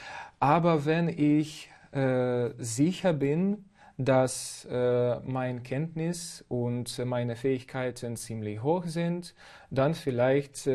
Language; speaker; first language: German; non-native, fluent; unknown